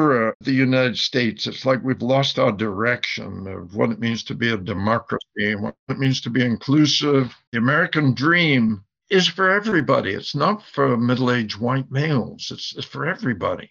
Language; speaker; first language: English; native; English